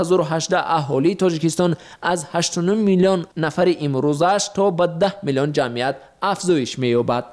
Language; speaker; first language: Persian; native; Persian